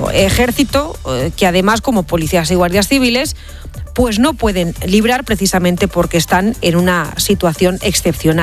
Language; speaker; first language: Spanish; native; Spanish